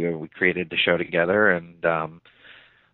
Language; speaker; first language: English; native; English